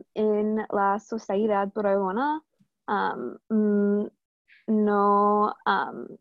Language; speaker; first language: Spanish; non-native, learner; English